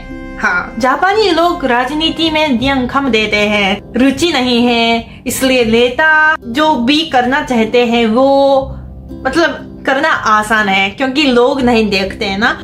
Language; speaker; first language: Hindi; non-native, fluent; Japanese